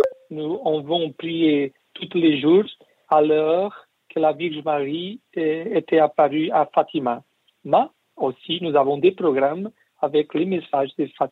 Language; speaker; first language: French; non-native, learner; Portuguese